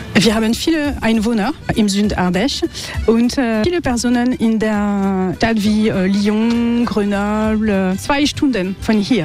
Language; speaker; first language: German; non-native, learner; French